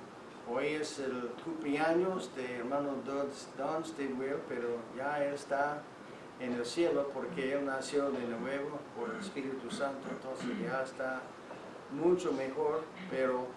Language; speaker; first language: Spanish; non-native, fluent; English